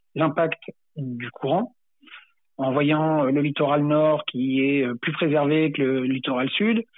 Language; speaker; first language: French; native; French